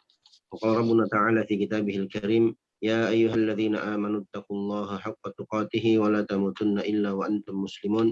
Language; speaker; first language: Arabic; non-native, fluent; Indonesian